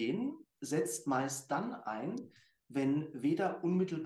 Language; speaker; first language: German; native; German